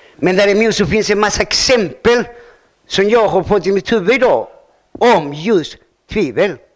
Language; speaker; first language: Swedish; early bilingual, other home language; Spanish